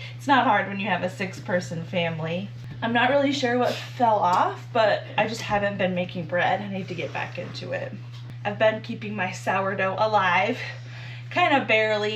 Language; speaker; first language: English; native; English